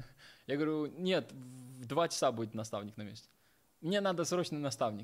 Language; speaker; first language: Russian; native; Russian